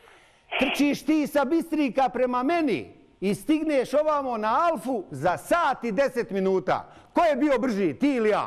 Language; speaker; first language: Bosnian; native; Bosnian